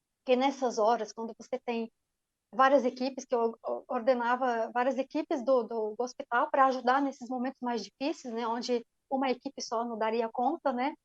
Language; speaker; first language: Portuguese; non-native, fluent; Arabic